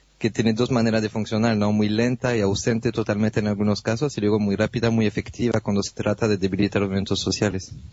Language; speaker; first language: Spanish; non-native, fluent; French